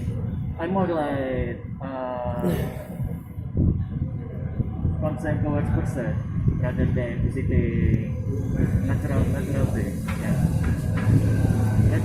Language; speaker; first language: English; non-native, learner; Indonesian